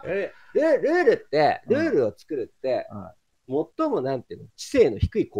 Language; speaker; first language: Japanese; native; Japanese